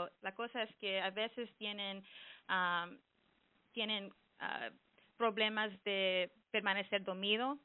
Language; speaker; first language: Spanish; early bilingual, heritage; English